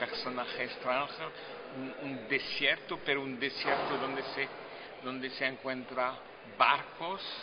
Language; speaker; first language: Spanish; non-native, fluent; French